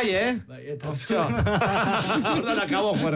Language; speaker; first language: Basque; native; Basque